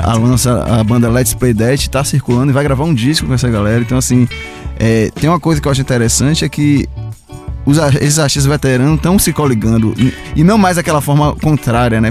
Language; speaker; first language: Portuguese; native; Portuguese